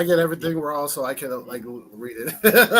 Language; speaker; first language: English; native; English